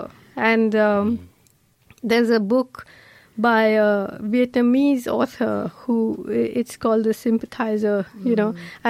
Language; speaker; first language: English; non-native, local second language; Malayalam